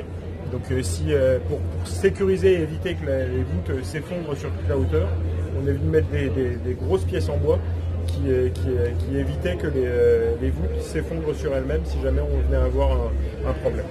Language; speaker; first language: French; native; French